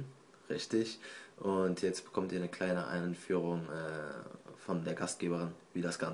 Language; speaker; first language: German; native; German